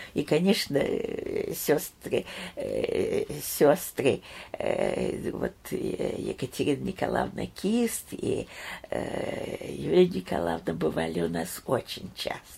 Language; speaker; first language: Russian; early bilingual, heritage; Russian